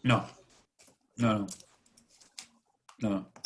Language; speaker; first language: Spanish; native; Spanish